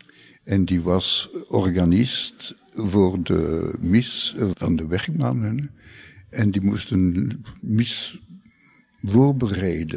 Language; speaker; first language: Dutch; non-native, local second language; French